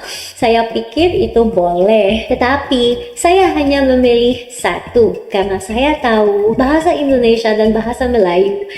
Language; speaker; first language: Indonesian; non-native, learner; Filipino